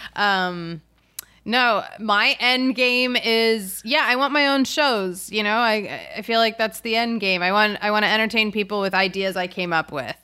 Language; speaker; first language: English; native; English